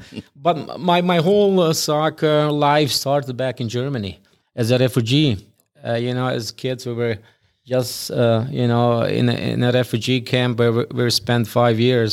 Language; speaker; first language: English; non-native, fluent; Bosnian